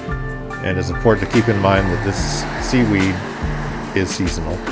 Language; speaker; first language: English; native; English